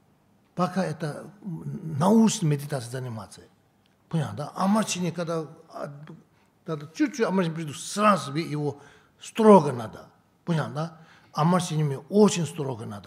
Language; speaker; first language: Russian; non-native, learner; Tibetan